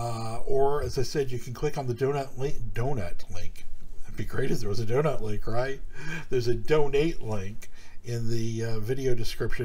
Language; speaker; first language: English; native; English